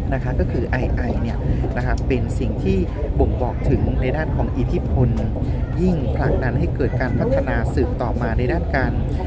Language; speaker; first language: Thai; native; Thai